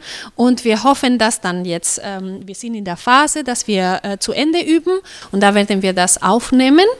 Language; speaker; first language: German; non-native, fluent; Spanish